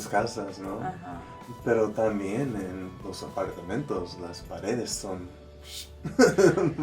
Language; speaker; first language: Spanish; non-native, learner; English